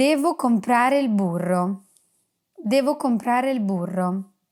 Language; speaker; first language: Italian; non-native, fluent; English